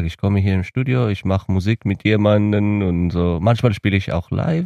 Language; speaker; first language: German; non-native, learner; Hebrew